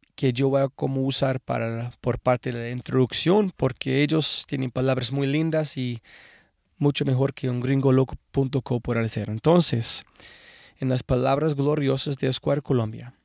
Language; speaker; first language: Spanish; non-native, learner; English